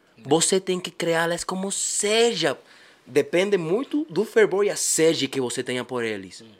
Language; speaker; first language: Portuguese; non-native, fluent; Spanish